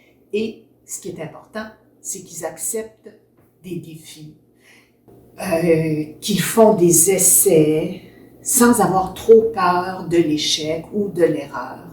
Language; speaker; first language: French; native; French